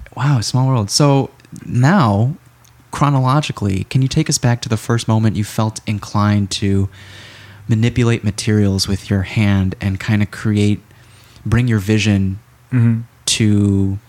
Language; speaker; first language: English; native; English